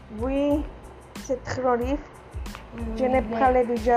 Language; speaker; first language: French; non-native, learner; Spanish